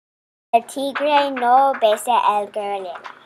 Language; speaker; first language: Spanish; non-native, learner; English